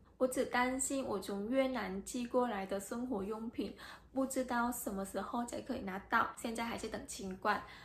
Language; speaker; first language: Chinese; non-native, fluent; Vietnamese